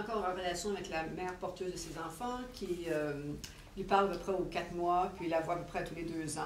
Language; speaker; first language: French; native; French